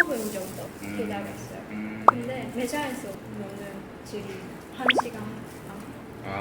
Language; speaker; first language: Korean; non-native, learner; Japanese